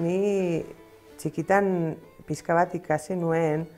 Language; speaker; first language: Basque; non-native, local second language; Spanish